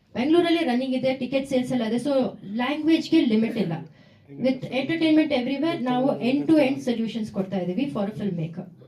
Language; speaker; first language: Kannada; non-native, local second language; Tamil